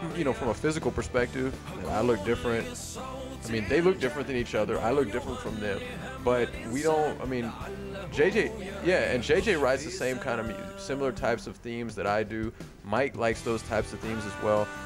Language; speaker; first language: English; native; English